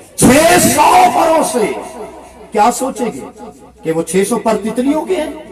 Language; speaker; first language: Urdu; non-native, local second language; Punjabi